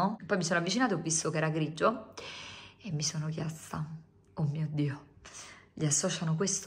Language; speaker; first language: Italian; native; Italian